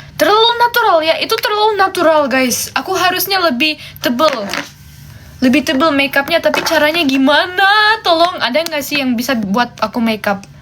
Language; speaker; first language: Indonesian; non-native, fluent; German